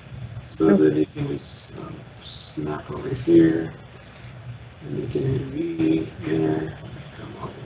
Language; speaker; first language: English; native; English